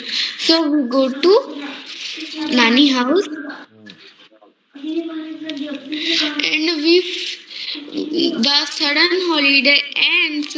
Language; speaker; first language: English; non-native, learner; Hindi